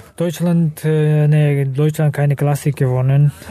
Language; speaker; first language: German; non-native, fluent; Russian